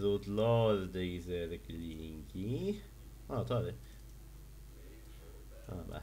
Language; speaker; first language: Polish; native; Polish